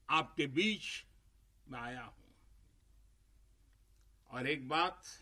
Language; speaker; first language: Hindi; non-native, local second language; Gujarati